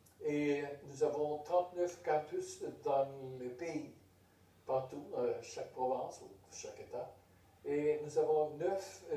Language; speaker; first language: French; non-native, fluent; Spanish